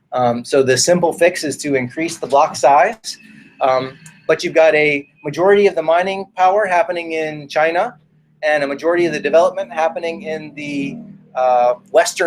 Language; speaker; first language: English; native; English